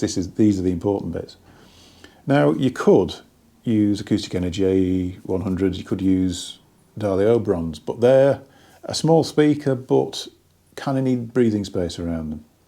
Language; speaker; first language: English; native; English